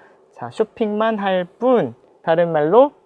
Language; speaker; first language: Korean; native; Korean